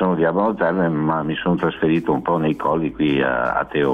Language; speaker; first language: Italian; native; Italian